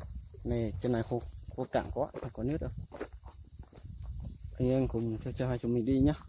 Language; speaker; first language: Vietnamese; non-native, local second language; Hmong